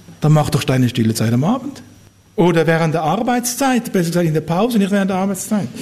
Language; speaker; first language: German; native; German